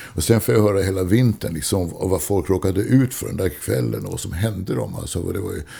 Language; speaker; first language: Swedish; non-native, local second language; English